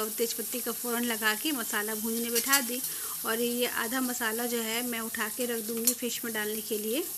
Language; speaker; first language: Hindi; non-native, local second language; Bangla